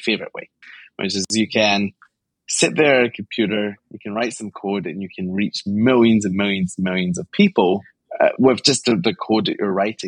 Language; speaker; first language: English; native; English